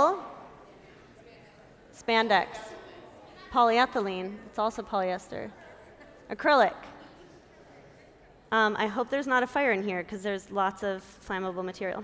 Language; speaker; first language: English; native; English